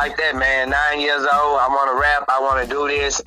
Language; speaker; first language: English; native; English